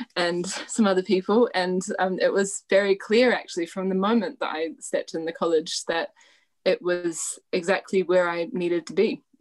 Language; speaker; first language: English; native; English